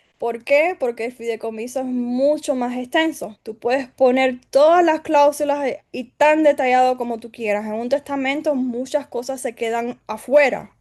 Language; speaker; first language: Spanish; early bilingual, heritage; Spanish